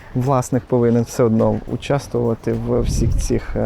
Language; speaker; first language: Ukrainian; native; Ukrainian